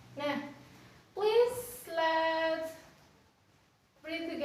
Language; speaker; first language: English; non-native, fluent; Indonesian